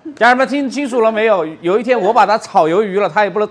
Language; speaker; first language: Chinese; native; Chinese